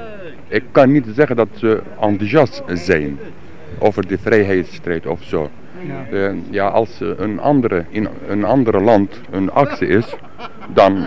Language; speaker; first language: Dutch; non-native, learner; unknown